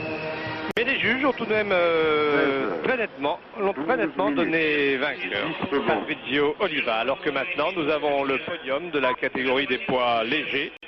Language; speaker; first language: French; native; French